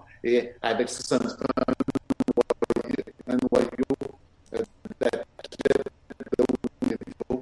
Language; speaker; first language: French; native; French